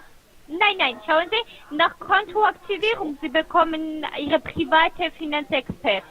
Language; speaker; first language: German; non-native, fluent; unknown